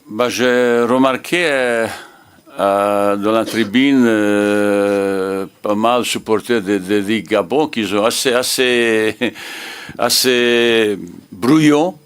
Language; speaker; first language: French; non-native, learner; Bosnian